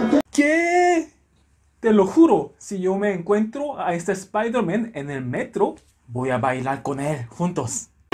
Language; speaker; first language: Spanish; non-native, learner; Korean